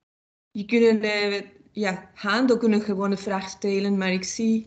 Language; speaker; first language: Dutch; non-native, fluent; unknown